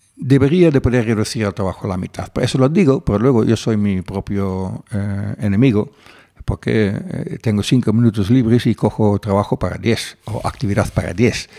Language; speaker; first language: Spanish; non-native, fluent; Dutch